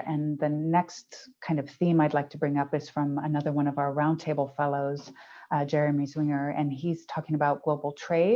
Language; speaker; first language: English; native; English